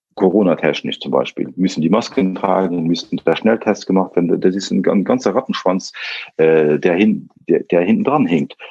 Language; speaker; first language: German; non-native, local second language; Luxembourgish